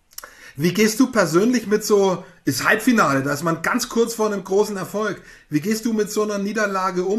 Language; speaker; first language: German; native; German